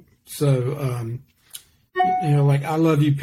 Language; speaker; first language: English; native; English